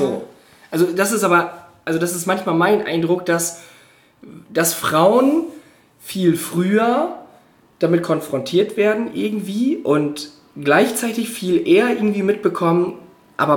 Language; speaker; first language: German; native; German